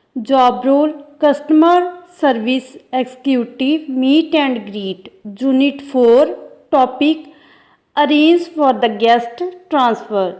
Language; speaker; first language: English; non-native, local second language; Punjabi